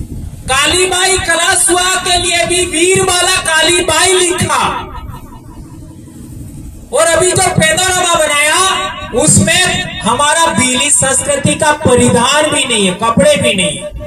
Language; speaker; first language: Hindi; non-native, local second language; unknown